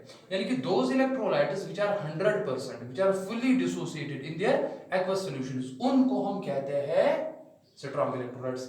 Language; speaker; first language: Hindi; non-native, local second language; Kashmiri